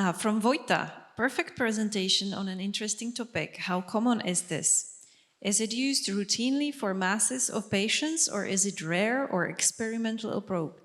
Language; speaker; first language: English; non-native, fluent; Czech